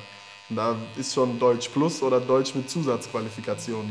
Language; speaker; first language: German; early bilingual, other home language; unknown